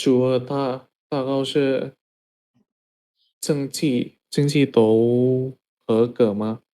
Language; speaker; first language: Chinese; non-native, learner; Indonesian